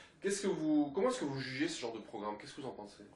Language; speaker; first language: French; native; French